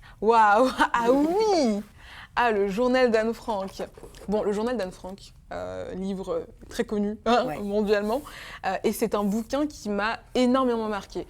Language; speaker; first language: French; early bilingual, other home language; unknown